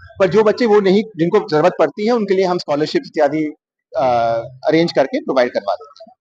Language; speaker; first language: Hindi; native; Hindi